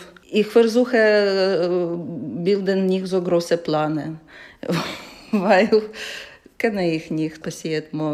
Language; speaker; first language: German; non-native, learner; Ukrainian